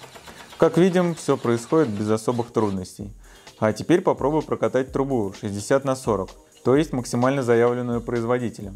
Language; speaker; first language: Russian; native; Russian